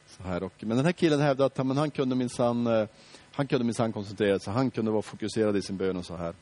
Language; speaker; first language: Swedish; native; Swedish